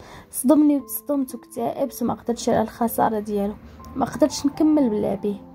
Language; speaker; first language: Arabic; native; Arabic